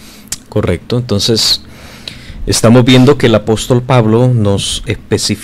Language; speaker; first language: Spanish; native; Spanish